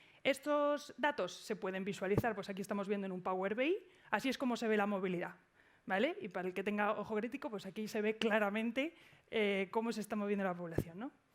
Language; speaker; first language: Spanish; native; Spanish